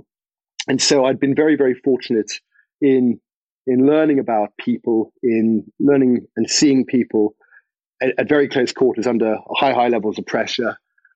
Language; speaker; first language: English; native; English